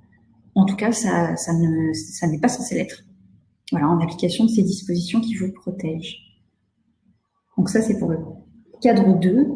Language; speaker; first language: French; native; French